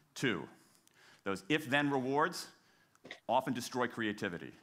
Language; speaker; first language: English; native; English